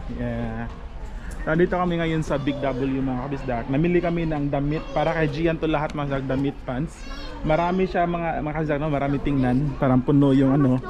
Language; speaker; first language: Filipino; non-native, local second language; Cebuano